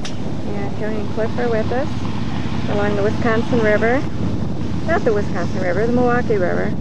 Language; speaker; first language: English; native; English